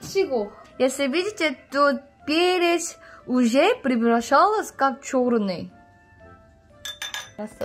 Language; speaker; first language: Russian; non-native, fluent; Korean